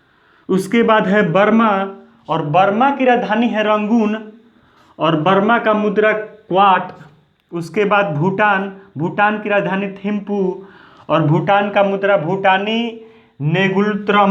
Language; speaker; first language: Hindi; native; Hindi